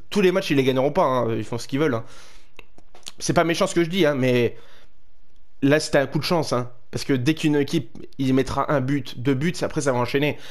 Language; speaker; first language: French; native; French